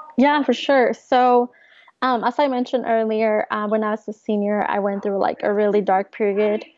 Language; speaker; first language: English; early bilingual, other home language; Spanish